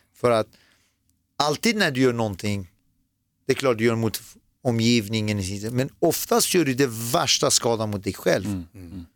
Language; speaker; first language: Swedish; early bilingual, other home language; Persian